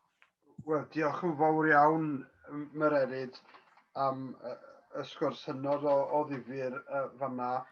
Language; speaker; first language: Welsh; native; Welsh